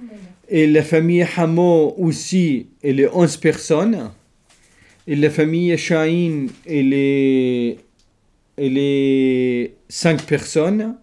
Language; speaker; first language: French; non-native, learner; Kurdish